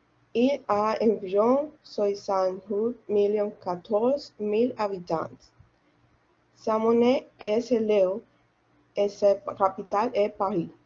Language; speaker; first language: French; non-native, learner; Spanish